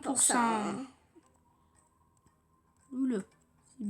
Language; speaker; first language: French; native; French